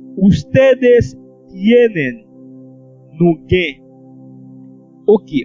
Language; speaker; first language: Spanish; non-native, learner; Haitian Creole